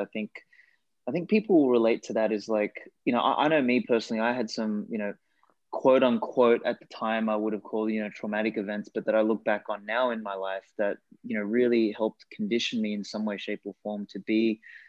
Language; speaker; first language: English; non-native, local second language; Macedonian